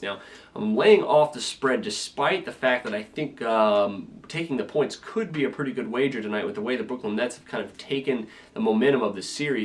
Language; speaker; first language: English; native; English